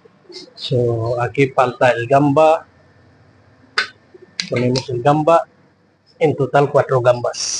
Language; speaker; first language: Spanish; non-native, learner; Filipino